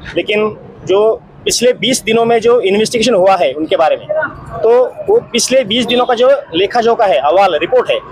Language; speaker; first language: Hindi; non-native, local second language; Marathi